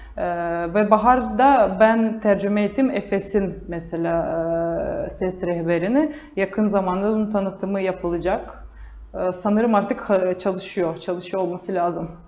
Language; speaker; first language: Turkish; non-native, fluent; Russian